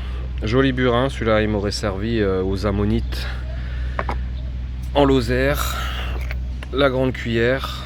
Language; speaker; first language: French; native; French